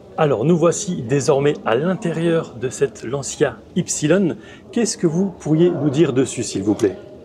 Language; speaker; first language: French; native; French